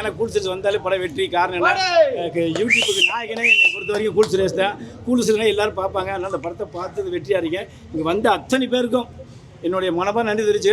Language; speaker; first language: Tamil; native; Tamil